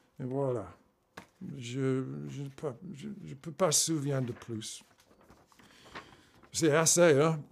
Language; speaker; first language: French; non-native, learner; English